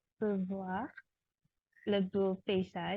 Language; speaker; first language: French; non-native, learner; Indonesian